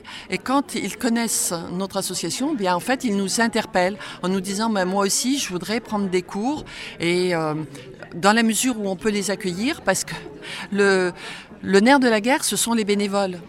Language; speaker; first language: French; native; French